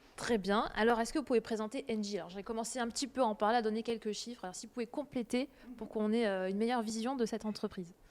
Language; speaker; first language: French; native; French